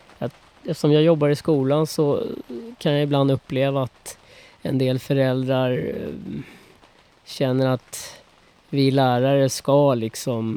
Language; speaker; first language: Swedish; native; Swedish